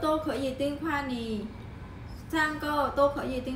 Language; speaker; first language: Chinese; non-native, learner; Vietnamese